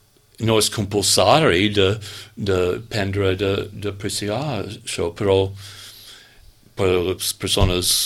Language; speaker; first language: Catalan; non-native, learner; English